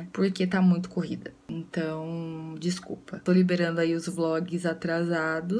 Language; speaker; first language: Portuguese; native; Portuguese